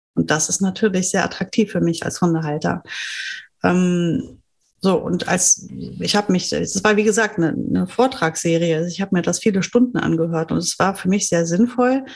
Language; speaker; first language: German; non-native, fluent; French